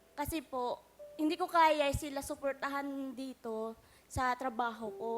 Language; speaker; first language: Filipino; non-native, local second language; Cebuano